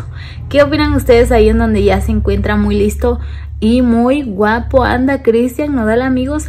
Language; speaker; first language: Spanish; native; Spanish